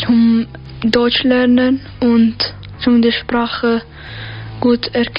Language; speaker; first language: German; early bilingual, other home language; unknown